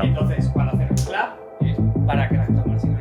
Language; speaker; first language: Spanish; native; Spanish